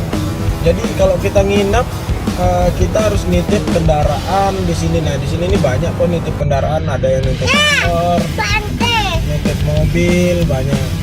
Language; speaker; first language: Indonesian; native; Indonesian